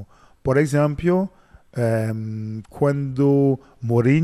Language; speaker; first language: Spanish; non-native, learner; French